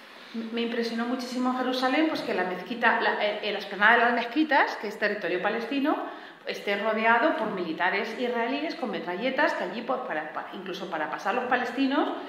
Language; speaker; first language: Spanish; native; Spanish